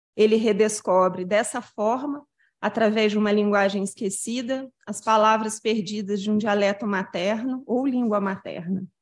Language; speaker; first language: Portuguese; native; Portuguese